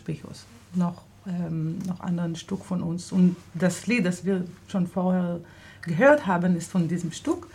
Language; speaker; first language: German; non-native, fluent; Hebrew